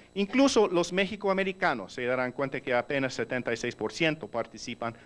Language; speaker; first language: Spanish; early bilingual, heritage; Spanish